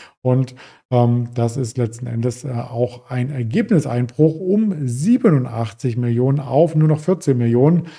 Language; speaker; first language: German; native; German